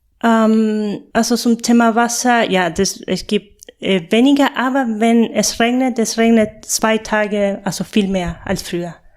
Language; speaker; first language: German; non-native, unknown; Spanish